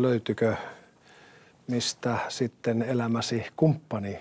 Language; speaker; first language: Finnish; native; Finnish